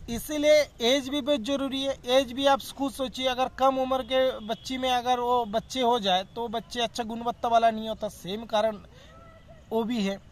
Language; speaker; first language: Hindi; non-native, local second language; Bangla